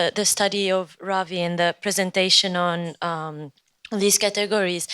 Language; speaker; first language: English; non-native, fluent; Spanish